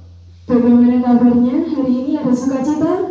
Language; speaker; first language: Indonesian; native; Indonesian